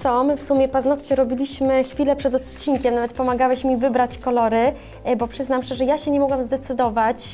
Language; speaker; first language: Polish; native; Polish